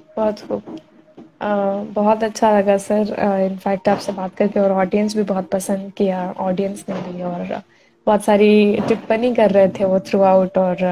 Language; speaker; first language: Hindi; native; Hindi